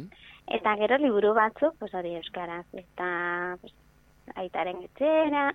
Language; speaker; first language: Basque; non-native, learner; Spanish